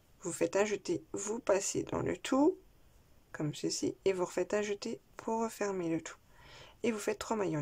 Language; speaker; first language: French; native; French